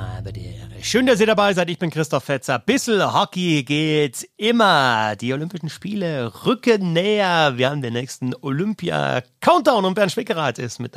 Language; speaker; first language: German; native; German